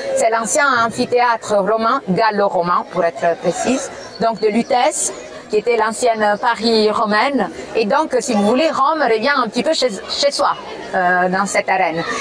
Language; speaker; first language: French; non-native, fluent; Italian